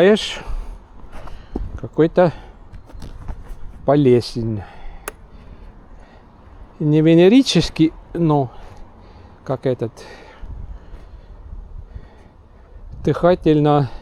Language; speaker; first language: Russian; non-native, local second language; Estonian